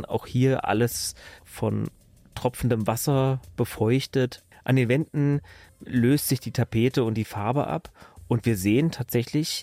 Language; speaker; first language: German; native; German